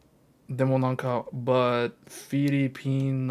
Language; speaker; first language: Japanese; non-native, learner; English